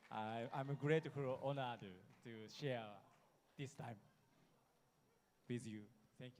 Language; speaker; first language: English; non-native, learner; Japanese